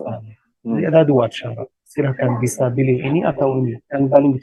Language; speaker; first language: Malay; non-native, learner; Arabic